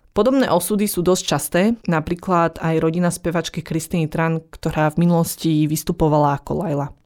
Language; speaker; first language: Slovak; early bilingual, other home language; Vietnamese